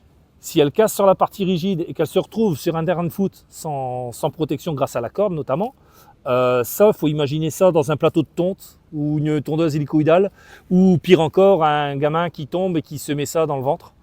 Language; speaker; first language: French; native; French